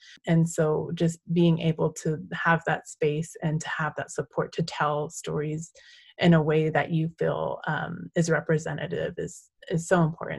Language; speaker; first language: English; native; English